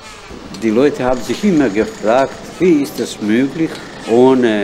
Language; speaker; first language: German; non-native, fluent; Bosnian